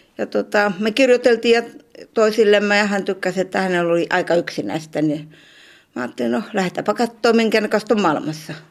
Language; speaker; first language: Finnish; native; Finnish